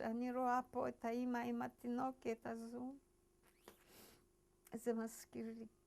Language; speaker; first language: Hebrew; early bilingual, other home language; Polish